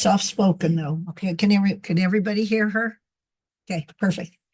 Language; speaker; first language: English; native; English